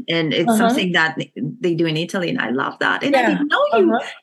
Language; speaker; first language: English; non-native, fluent; Kazakh